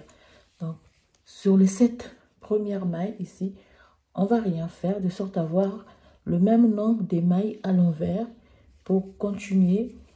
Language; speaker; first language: French; native; French